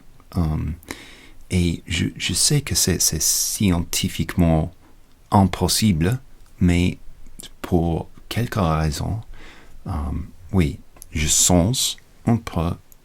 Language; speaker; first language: French; non-native, learner; English